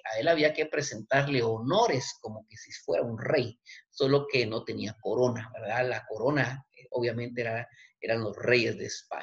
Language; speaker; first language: Spanish; native; Spanish